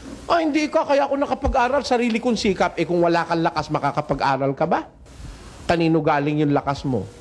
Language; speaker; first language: Filipino; native; Filipino